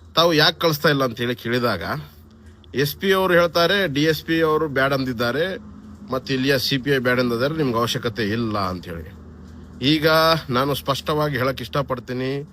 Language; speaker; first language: Kannada; non-native, local second language; Lambadi